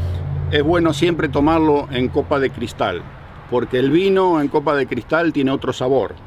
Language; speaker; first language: Spanish; native; Spanish